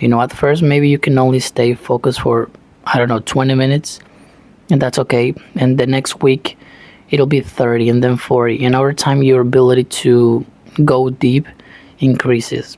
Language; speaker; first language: English; non-native, fluent; Spanish